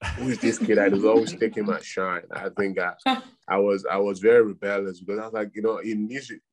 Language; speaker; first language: English; non-native, local second language; Yoruba